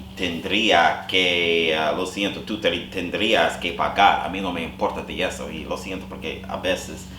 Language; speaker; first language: Spanish; non-native, learner; English